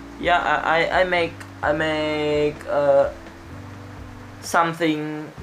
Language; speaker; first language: English; non-native, learner; Indonesian